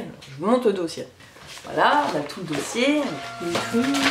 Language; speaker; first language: French; native; French